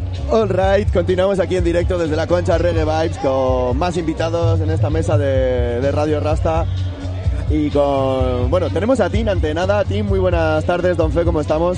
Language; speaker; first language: Spanish; native; Spanish